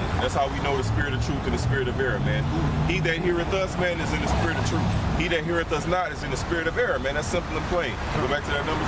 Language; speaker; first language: English; native; English